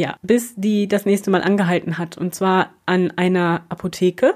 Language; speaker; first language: German; native; German